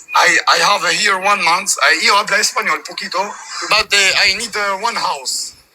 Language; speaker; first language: English; non-native, learner; Albanian